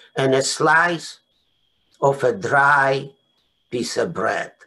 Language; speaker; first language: English; non-native, fluent; Polish